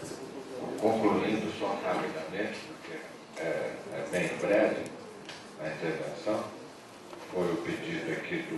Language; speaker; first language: Portuguese; native; Portuguese